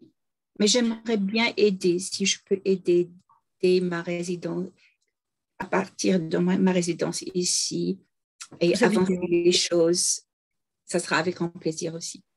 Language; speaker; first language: French; non-native, fluent; English